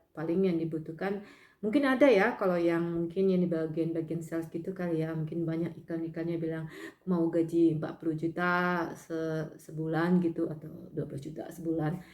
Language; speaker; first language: Indonesian; native; Indonesian